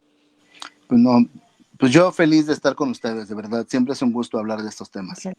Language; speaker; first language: Spanish; native; Spanish